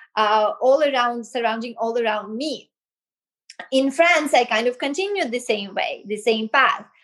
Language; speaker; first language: English; non-native, fluent; Belarusian